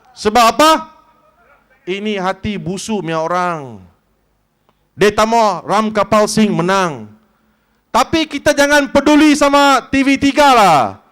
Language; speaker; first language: Malay; non-native, local second language; Tamil